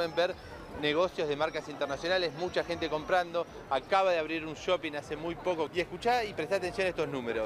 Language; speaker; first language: Spanish; native; Spanish